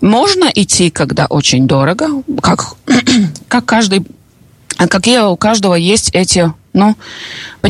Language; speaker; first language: Russian; non-native, local second language; Latvian